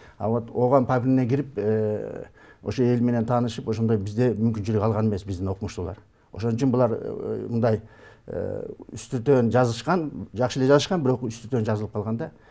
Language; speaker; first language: Kyrgyz; native; Kyrgyz